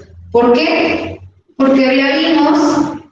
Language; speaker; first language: Spanish; native; Spanish